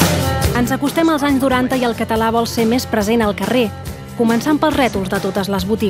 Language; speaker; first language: Catalan; native; Catalan